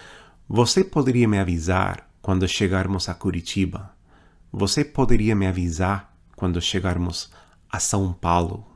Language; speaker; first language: Portuguese; non-native, fluent; English